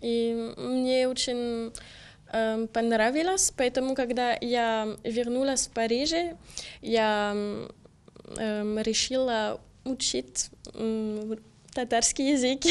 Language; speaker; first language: Russian; non-native, fluent; French